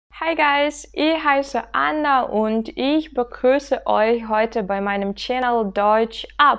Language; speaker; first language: German; non-native, fluent; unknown